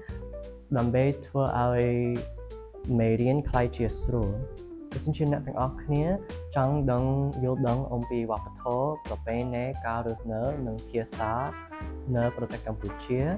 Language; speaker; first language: Khmer; non-native, learner; English